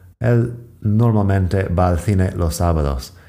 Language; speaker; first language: Spanish; non-native, fluent; English